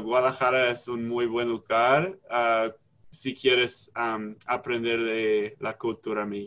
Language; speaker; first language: Spanish; non-native, learner; English